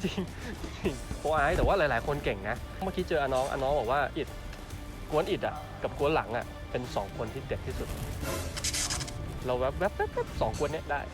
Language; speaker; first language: Thai; native; Thai